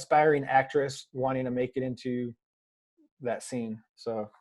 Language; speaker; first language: English; native; English